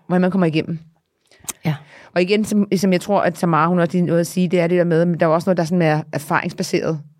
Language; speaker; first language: Danish; native; Danish